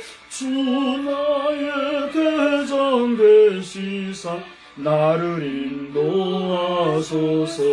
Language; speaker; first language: Korean; native; Korean